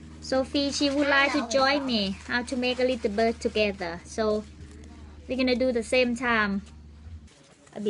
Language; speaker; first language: English; non-native, learner; Thai